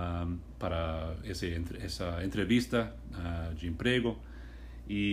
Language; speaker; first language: Portuguese; non-native, fluent; English